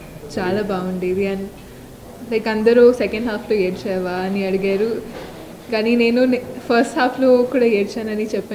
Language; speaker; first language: Telugu; non-native, local second language; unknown